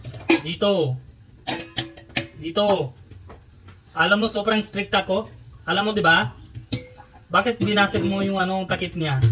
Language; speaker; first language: Filipino; non-native, learner; Punjabi